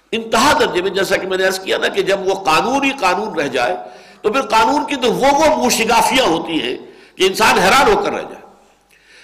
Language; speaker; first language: Urdu; native; Urdu